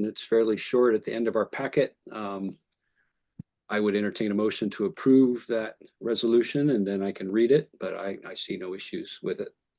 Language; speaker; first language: English; native; English